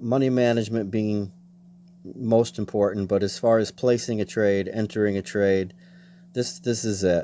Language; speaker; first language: English; native; English